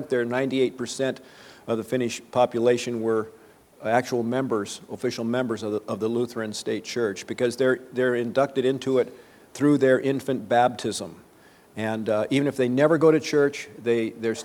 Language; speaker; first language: English; native; English